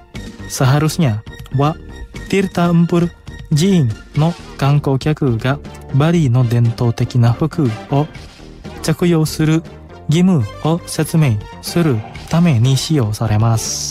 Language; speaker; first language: Japanese; non-native, fluent; Indonesian